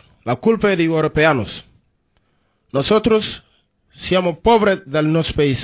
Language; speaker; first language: Spanish; non-native, learner; Wolof